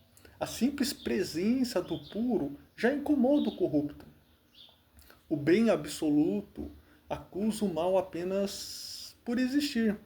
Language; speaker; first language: Portuguese; native; Portuguese